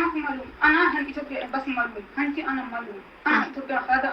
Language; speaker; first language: Arabic; non-native, learner; Amharic